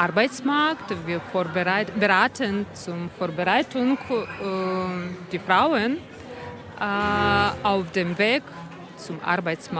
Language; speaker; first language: German; non-native, learner; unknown